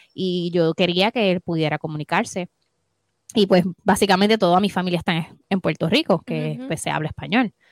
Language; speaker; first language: Spanish; native; Spanish